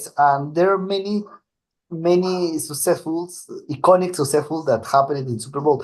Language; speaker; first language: English; non-native, learner; Spanish